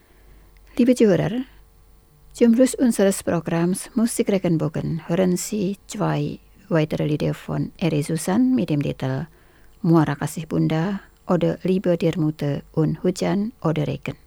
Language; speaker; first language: German; non-native, fluent; Indonesian